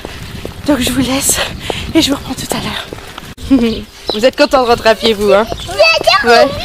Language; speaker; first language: French; native; French